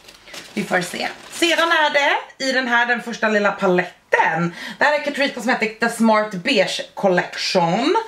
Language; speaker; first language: Swedish; native; Swedish